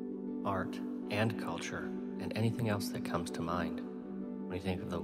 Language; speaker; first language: English; native; English